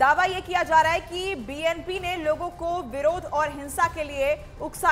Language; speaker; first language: Hindi; native; Hindi